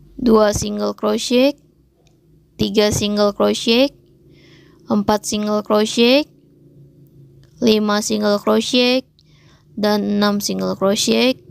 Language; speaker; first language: English; non-native, local second language; Indonesian